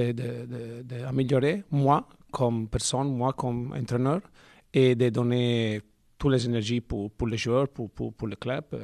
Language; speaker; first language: French; non-native, learner; Italian